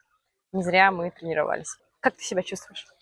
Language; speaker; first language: Russian; native; Russian